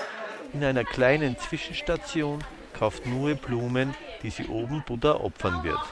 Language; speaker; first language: German; native; German